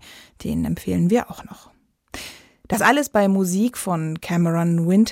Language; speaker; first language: German; native; German